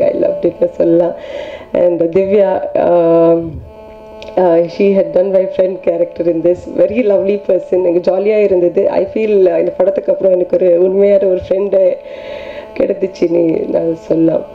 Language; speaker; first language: Tamil; non-native, learner; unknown